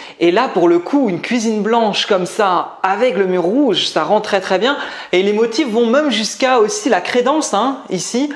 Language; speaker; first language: French; native; French